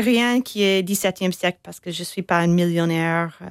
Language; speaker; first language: French; non-native, fluent; English